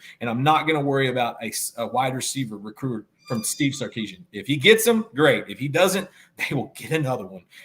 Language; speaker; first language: English; native; English